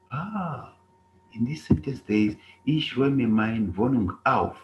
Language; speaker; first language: German; non-native, fluent; English